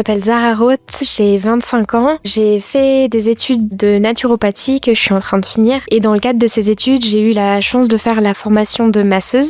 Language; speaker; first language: French; native; French